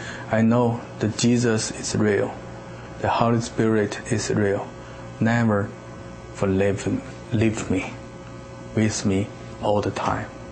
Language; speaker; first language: English; non-native, learner; Chinese